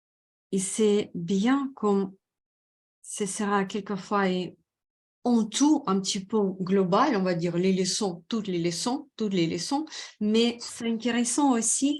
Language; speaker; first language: French; non-native, fluent; Russian